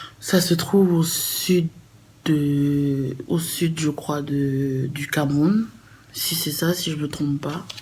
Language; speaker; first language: French; native; French